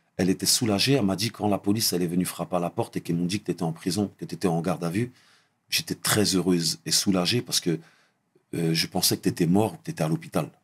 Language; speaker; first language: French; early bilingual, other home language; Arabic